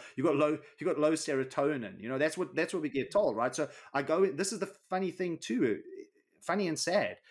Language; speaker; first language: English; native; English